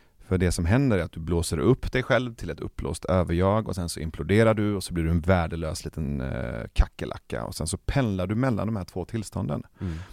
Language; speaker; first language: Swedish; early bilingual, other home language; Persian